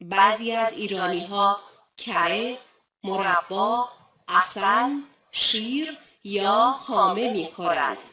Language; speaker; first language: Persian; non-native, fluent; Turkish